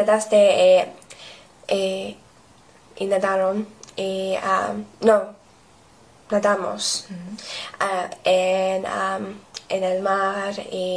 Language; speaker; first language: Spanish; non-native, learner; English